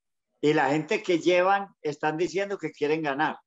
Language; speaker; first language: Spanish; native; Spanish